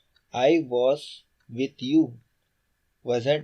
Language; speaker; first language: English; non-native, learner; Urdu